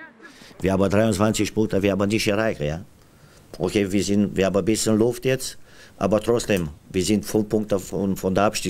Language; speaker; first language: German; non-native, fluent; Romanian